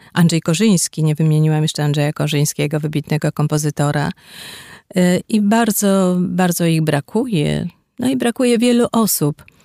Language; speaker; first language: Polish; native; Polish